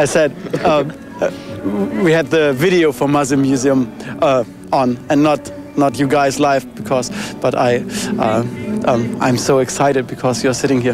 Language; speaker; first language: English; non-native, fluent; German